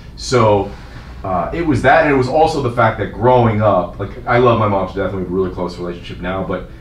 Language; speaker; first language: English; native; English